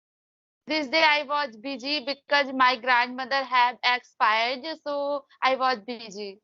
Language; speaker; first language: English; non-native, learner; Hindi